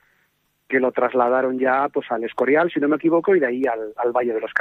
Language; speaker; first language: Spanish; native; Spanish